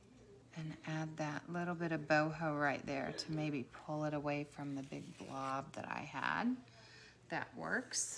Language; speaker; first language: English; native; English